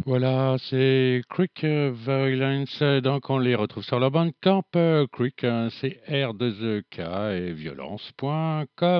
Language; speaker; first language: French; native; French